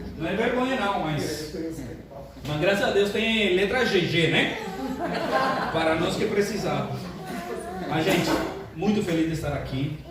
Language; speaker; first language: Portuguese; non-native, fluent; Spanish